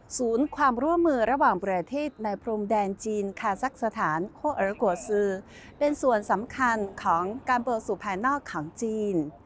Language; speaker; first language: Thai; non-native, fluent; Chinese